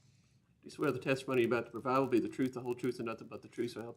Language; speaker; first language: English; native; English